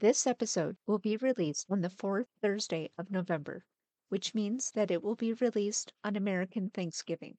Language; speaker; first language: English; native; English